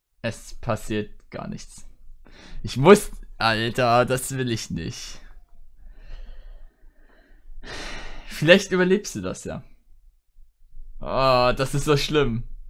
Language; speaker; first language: German; native; German